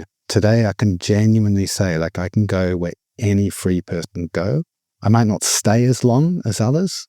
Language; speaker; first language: English; native; English